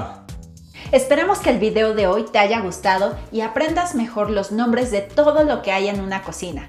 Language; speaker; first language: Spanish; native; Spanish